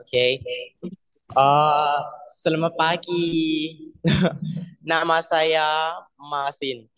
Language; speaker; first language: Indonesian; non-native, learner; Thai